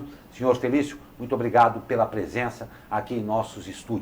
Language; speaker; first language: Portuguese; native; Portuguese